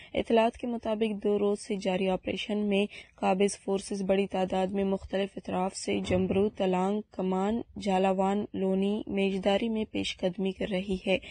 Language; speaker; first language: Urdu; non-native, local second language; Baluchi